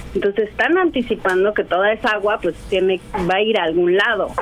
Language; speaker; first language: Spanish; native; Spanish